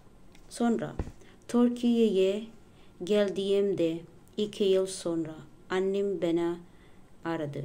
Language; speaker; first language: Turkish; non-native, learner; Filipino